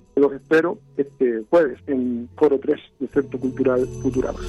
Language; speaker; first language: Spanish; native; Spanish